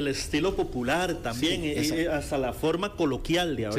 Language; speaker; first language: Spanish; native; Spanish